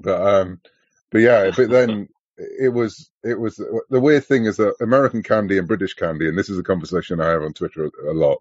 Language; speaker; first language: English; native; English